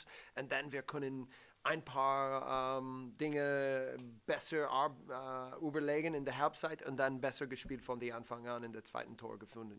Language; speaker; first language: German; non-native, learner; English